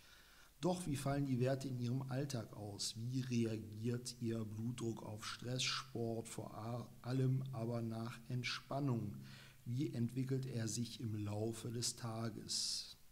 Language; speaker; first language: German; native; German